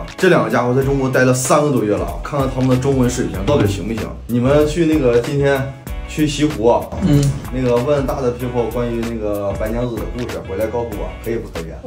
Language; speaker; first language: Chinese; native; Chinese